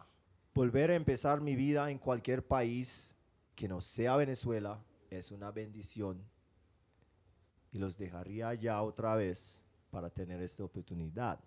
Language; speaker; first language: Spanish; non-native, fluent; English